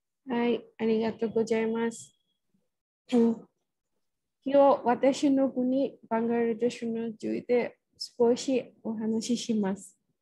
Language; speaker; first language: Japanese; non-native, learner; Bangla